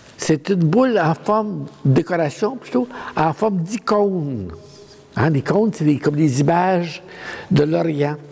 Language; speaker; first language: French; native; French